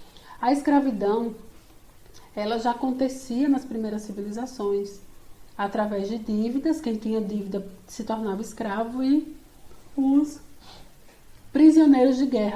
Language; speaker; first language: Portuguese; native; Portuguese